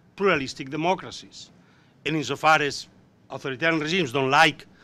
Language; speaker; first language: English; non-native, fluent; Spanish